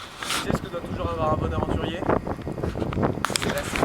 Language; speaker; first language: French; native; French